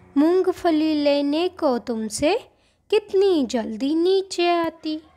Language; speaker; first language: Hindi; non-native, local second language; Marathi